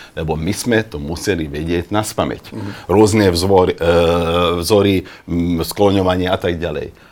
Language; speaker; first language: Slovak; non-native, local second language; Hungarian